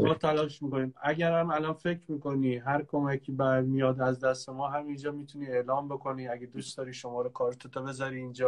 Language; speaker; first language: Persian; native; Persian